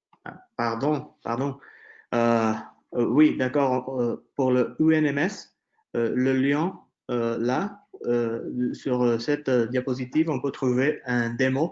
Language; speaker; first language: French; non-native, fluent; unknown